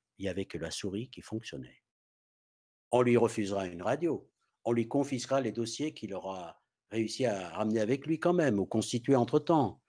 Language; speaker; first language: French; non-native, fluent; English